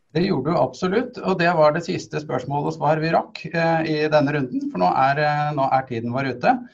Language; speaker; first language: Norwegian; native; Norwegian